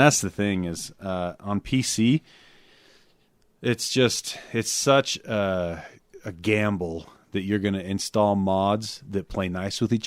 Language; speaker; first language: English; native; English